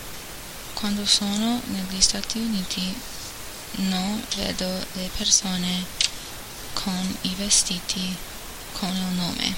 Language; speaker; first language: Italian; non-native, learner; English